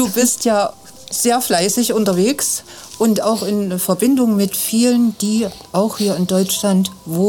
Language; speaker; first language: German; native; German